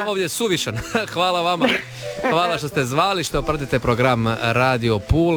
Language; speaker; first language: Serbian; native; Serbian